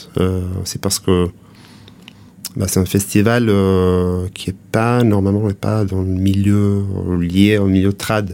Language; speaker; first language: French; non-native, fluent; Italian